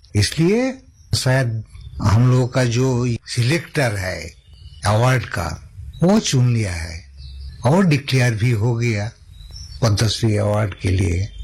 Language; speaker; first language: Hindi; non-native, local second language; Santali